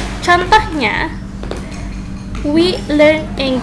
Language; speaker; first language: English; non-native, fluent; Indonesian